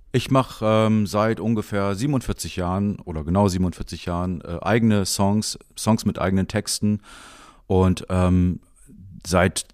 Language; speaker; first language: German; native; German